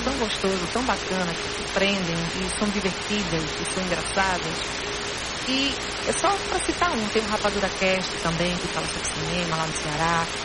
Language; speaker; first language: Portuguese; native; Portuguese